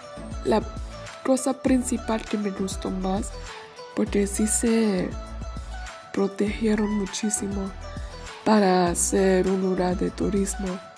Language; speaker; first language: Spanish; non-native, learner; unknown